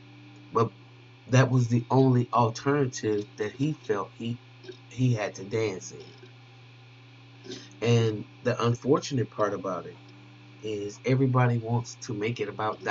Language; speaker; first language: English; native; English